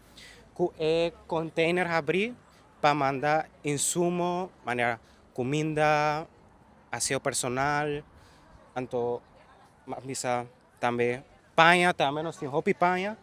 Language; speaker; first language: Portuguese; non-native, learner; Papiamento